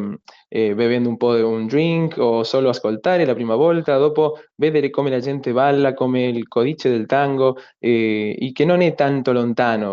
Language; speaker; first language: Italian; non-native, learner; Spanish